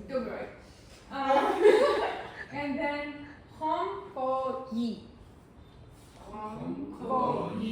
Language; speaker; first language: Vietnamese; non-native, learner; English